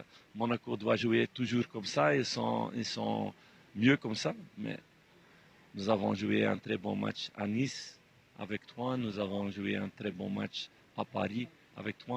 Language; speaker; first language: French; non-native, fluent; Dutch